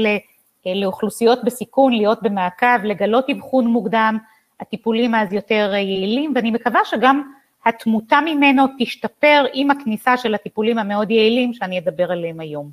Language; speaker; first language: Hebrew; native; Hebrew